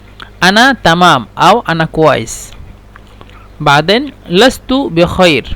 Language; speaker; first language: Arabic; non-native, fluent; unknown